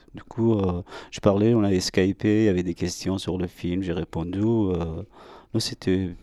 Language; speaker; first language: French; non-native, learner; Persian